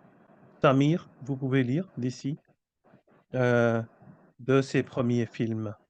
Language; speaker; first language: French; non-native, fluent; Bangla